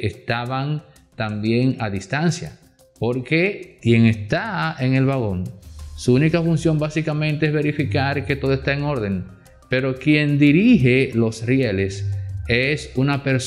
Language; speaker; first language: Spanish; native; Spanish